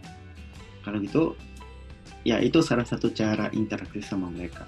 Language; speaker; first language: Indonesian; non-native, local second language; Japanese